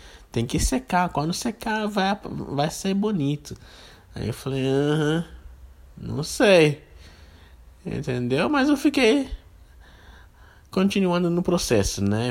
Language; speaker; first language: Portuguese; non-native, fluent; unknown